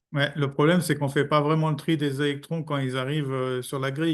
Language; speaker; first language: French; native; French